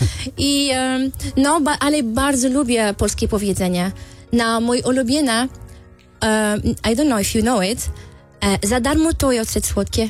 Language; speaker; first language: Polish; non-native, learner; Arabic